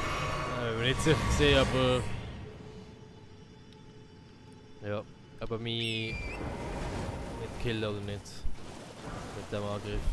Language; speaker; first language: German; native; German